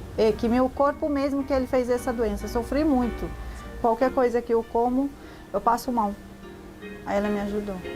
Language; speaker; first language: Portuguese; non-native, learner; Arabic